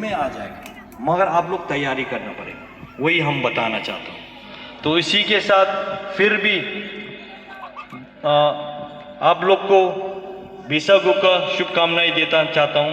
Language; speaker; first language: Hindi; non-native, fluent; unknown